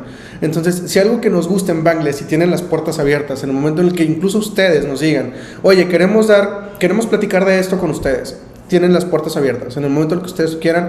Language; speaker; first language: Spanish; native; Spanish